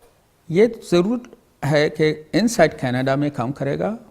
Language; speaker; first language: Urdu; non-native, learner; Pashto